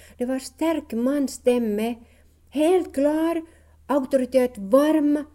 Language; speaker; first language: Norwegian; non-native, fluent; Finnish